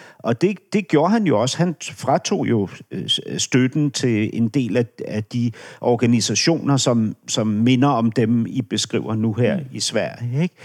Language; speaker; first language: Danish; native; Danish